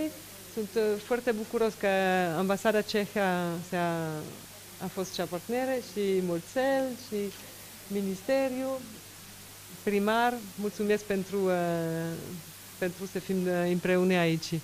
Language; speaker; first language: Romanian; non-native, learner; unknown